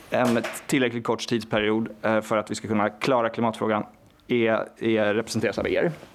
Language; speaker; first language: Swedish; non-native, fluent; Norwegian